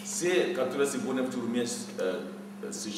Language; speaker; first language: Russian; non-native, fluent; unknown